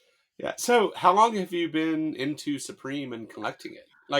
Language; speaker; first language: English; native; English